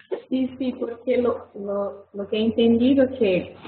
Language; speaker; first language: Spanish; non-native, fluent; Portuguese